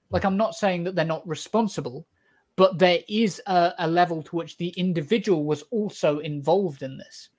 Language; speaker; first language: English; native; English